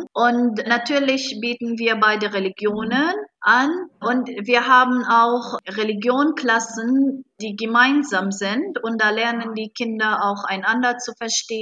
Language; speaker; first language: German; non-native, fluent; Arabic